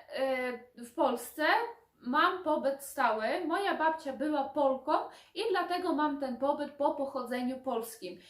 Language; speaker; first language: Polish; non-native, fluent; Ukrainian